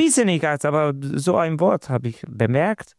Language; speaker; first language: German; non-native, learner; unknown